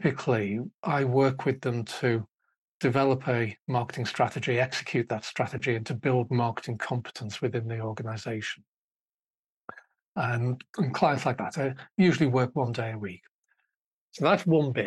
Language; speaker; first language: English; native; English